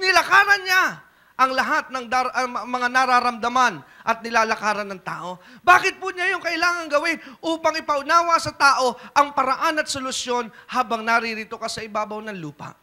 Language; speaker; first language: Filipino; native; Filipino